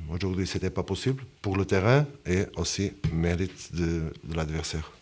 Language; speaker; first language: French; non-native, fluent; Portuguese